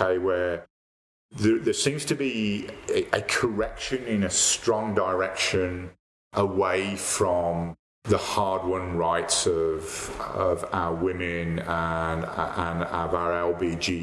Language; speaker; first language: English; native; English